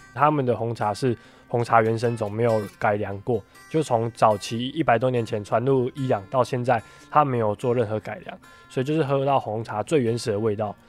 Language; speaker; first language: Chinese; native; Chinese